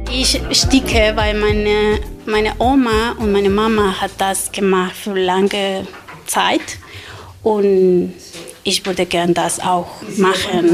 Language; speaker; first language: German; non-native, learner; Spanish